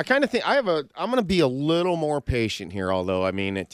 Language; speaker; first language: English; native; English